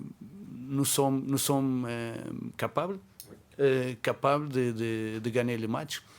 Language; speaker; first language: French; non-native, fluent; Portuguese